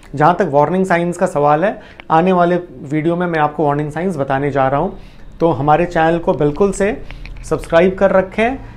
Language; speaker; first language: Hindi; native; Hindi